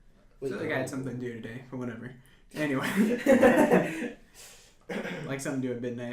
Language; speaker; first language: English; native; English